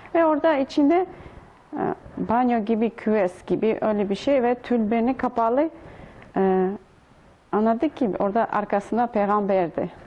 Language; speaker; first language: Turkish; non-native, learner; Russian